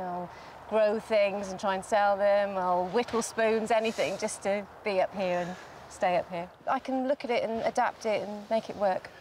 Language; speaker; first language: English; native; English